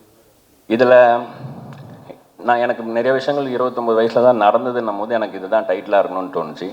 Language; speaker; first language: Tamil; native; Tamil